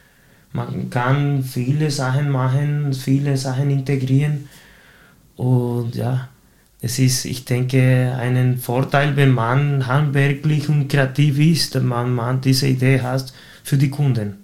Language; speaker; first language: German; non-native, fluent; Spanish